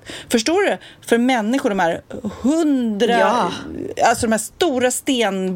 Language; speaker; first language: Swedish; native; Swedish